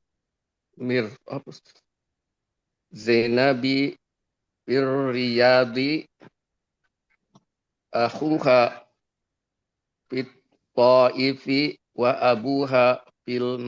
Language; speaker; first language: Arabic; non-native, learner; Indonesian